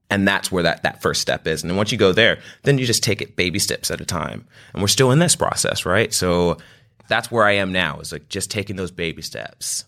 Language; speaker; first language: English; native; English